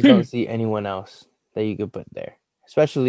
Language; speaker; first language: English; native; English